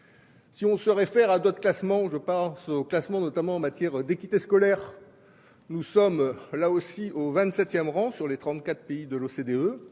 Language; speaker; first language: French; native; French